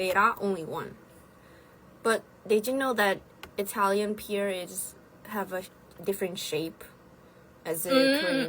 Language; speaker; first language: English; non-native, fluent; Italian